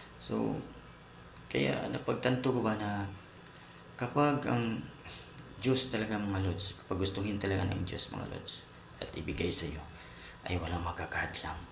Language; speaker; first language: Filipino; non-native, local second language; Cebuano